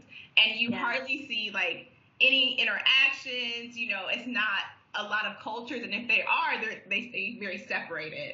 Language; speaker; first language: English; native; English